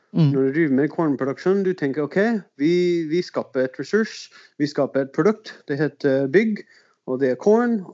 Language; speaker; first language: Norwegian; non-native, fluent; English